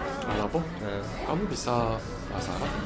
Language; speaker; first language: Indonesian; non-native, learner; Korean